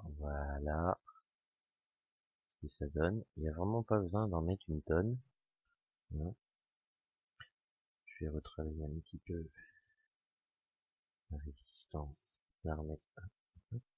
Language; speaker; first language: French; native; French